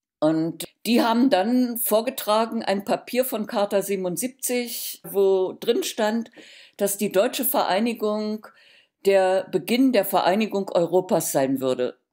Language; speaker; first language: German; native; German